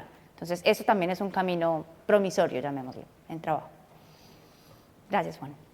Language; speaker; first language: Spanish; native; Spanish